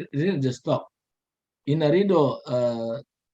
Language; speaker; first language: English; non-native, learner; Indonesian